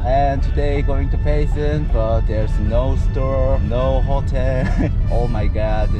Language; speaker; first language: English; non-native, learner; Korean